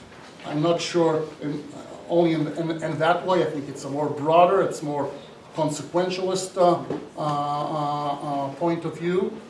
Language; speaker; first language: English; non-native, fluent; Hebrew